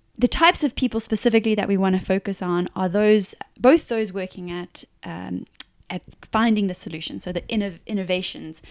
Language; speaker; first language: English; native; English